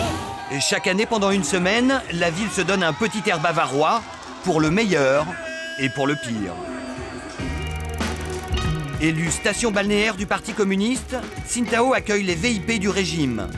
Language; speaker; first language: French; native; French